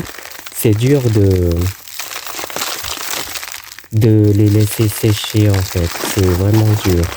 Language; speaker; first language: French; non-native, learner; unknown